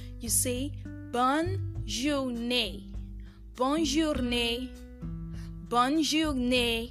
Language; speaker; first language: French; non-native, fluent; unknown